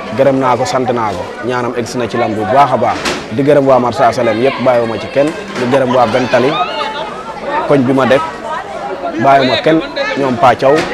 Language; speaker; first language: Wolof; native; Wolof